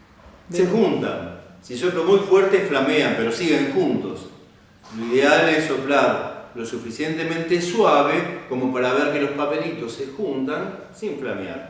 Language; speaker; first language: Spanish; native; Spanish